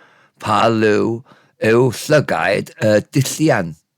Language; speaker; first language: Welsh; non-native, learner; English